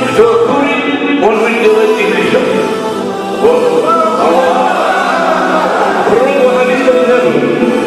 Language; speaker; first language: Russian; non-native, local second language; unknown